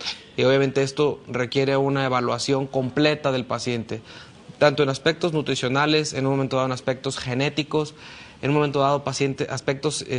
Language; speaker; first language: Spanish; native; Spanish